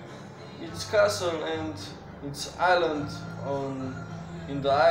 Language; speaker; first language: English; non-native, fluent; Slovenian